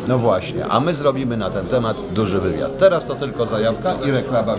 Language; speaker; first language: Polish; native; Polish